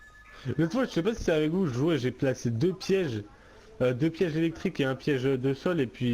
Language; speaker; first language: French; native; French